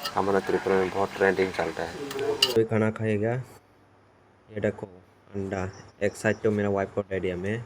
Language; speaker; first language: Hindi; non-native, local second language; Kok Borok